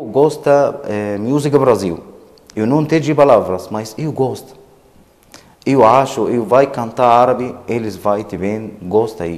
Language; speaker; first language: Portuguese; non-native, learner; Arabic